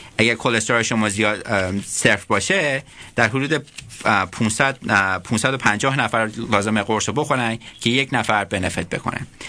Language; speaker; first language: Persian; early bilingual, heritage; Persian